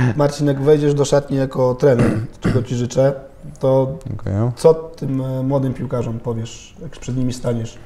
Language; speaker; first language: Polish; native; Polish